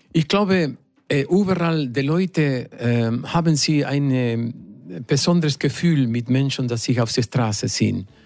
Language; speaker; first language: German; non-native, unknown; Spanish